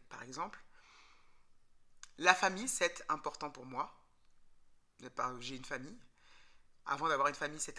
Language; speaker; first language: French; native; French